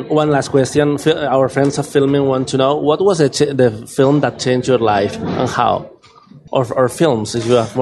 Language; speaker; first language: English; non-native, fluent; Spanish